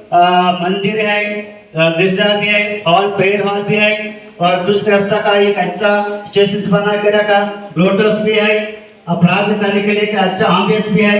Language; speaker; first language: Hindi; non-native, local second language; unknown